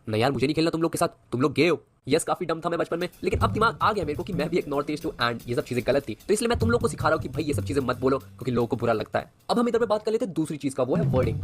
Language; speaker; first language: Hindi; non-native, local second language; Assamese